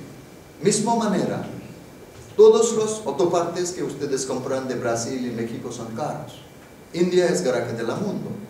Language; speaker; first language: Spanish; non-native, fluent; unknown